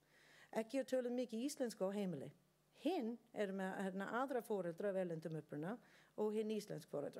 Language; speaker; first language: Icelandic; non-native, learner; English